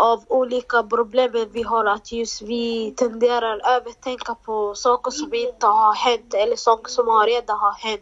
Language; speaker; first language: Swedish; non-native, local second language; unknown